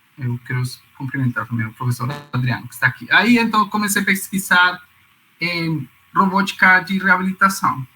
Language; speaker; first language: Portuguese; non-native, fluent; Spanish